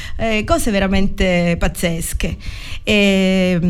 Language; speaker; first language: Italian; native; Italian